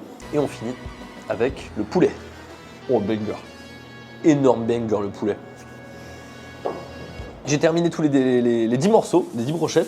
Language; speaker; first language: French; native; French